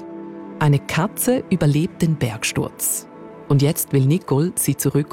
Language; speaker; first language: German; native; German